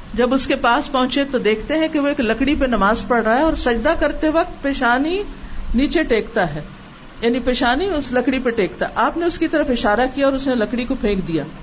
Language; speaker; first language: Urdu; native; Urdu